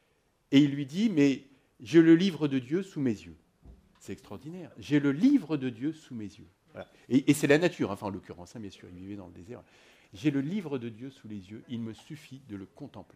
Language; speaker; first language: French; native; French